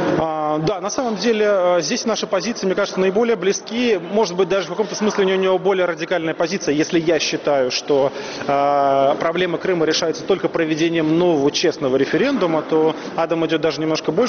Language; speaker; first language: Russian; native; Russian